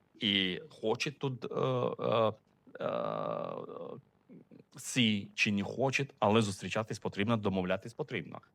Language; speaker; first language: Ukrainian; non-native, fluent; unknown